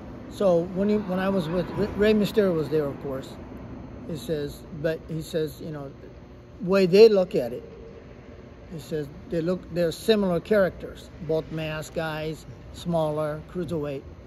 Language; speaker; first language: English; non-native, fluent; Japanese